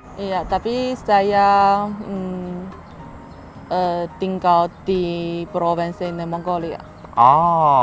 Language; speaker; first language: Indonesian; non-native, learner; Chinese